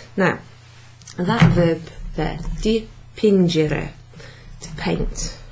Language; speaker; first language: English; native; English